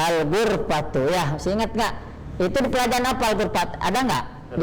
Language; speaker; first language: Indonesian; native; Indonesian